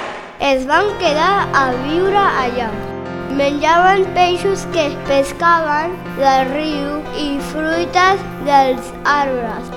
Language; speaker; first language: Catalan; non-native, learner; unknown